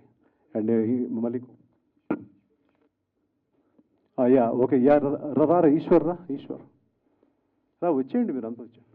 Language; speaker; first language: Telugu; native; Telugu